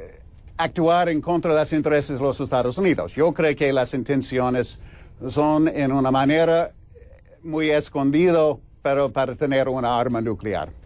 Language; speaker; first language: Spanish; non-native, fluent; English